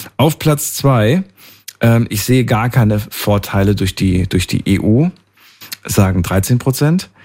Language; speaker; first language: German; native; German